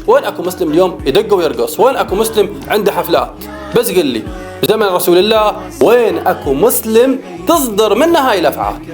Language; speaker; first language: Arabic; native; Arabic